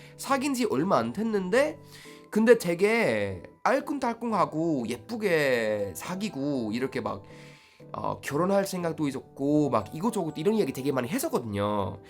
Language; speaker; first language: Korean; non-native, fluent; Swedish